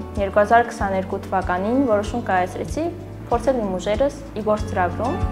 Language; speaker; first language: Armenian; early bilingual, heritage; Armenian